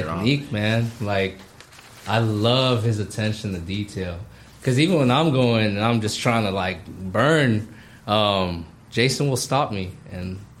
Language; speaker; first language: English; native; English